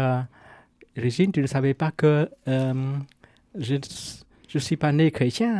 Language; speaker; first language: French; non-native, fluent; Vietnamese